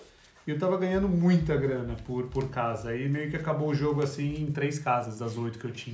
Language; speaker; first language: Portuguese; native; Portuguese